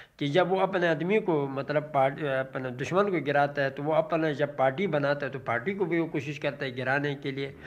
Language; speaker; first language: Urdu; non-native, local second language; Shina